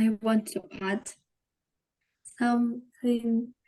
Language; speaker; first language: English; non-native, learner; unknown